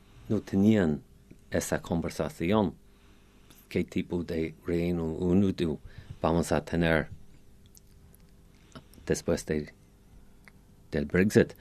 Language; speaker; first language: Spanish; non-native, fluent; English